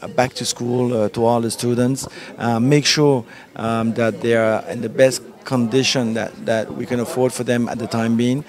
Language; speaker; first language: English; early bilingual, other home language; French